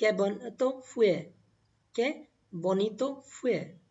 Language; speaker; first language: Spanish; non-native, learner; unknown